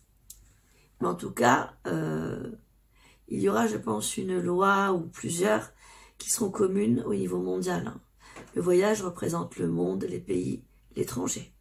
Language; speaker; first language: French; native; French